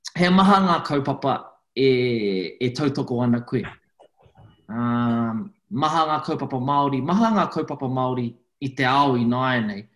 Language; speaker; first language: Māori; non-native, local second language; English